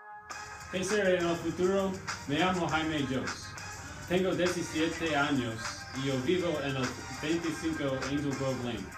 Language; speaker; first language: Spanish; non-native, learner; English